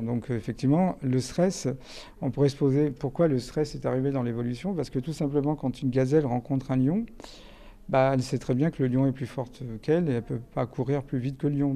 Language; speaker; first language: French; native; French